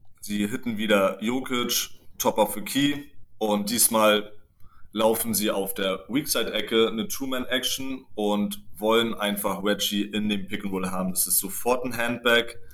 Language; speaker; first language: German; native; German